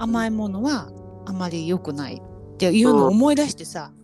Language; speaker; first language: Japanese; native; Japanese